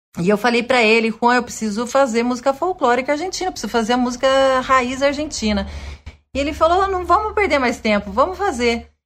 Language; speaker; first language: Portuguese; early bilingual, other home language; Spanish